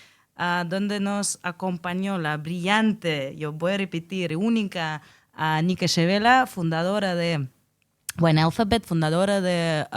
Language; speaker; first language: Spanish; non-native, fluent; Russian